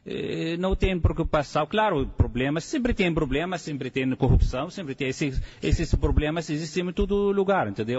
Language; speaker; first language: Portuguese; non-native, fluent; Arabic